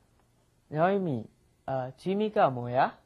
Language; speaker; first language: Korean; non-native, learner; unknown